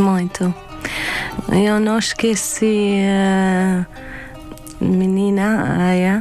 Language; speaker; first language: Portuguese; non-native, learner; Arabic